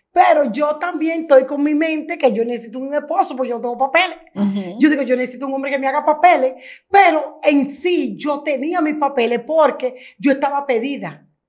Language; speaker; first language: Spanish; native; Spanish